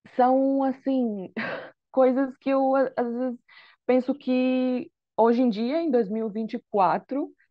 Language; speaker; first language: Portuguese; non-native, fluent; Arabic